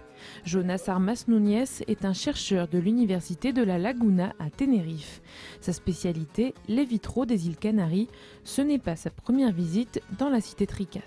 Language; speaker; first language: French; native; French